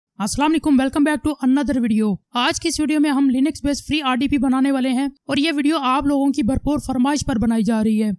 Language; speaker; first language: Urdu; native; Urdu